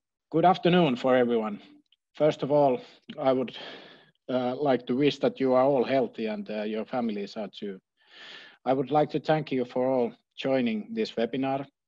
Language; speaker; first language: English; non-native, fluent; Finnish